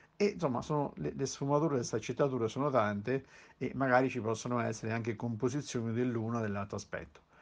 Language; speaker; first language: Italian; native; Italian